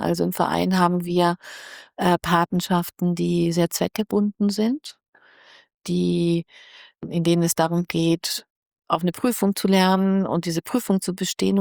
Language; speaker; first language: German; native; German